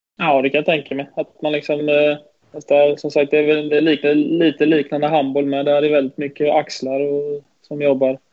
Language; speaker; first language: Swedish; native; Swedish